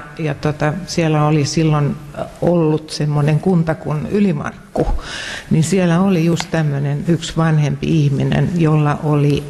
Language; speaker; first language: Finnish; native; Finnish